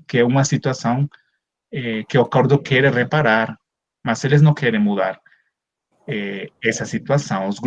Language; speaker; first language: Portuguese; non-native, fluent; Spanish